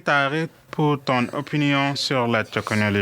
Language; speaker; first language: French; non-native, learner; Arabic